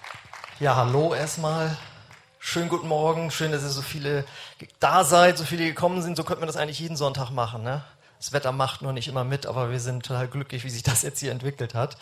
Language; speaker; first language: German; native; German